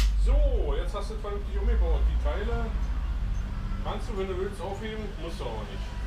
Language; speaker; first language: German; native; German